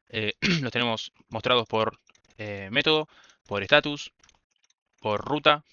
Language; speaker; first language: Spanish; native; Spanish